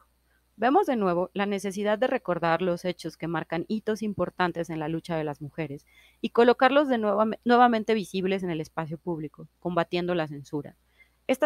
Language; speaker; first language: Spanish; native; Spanish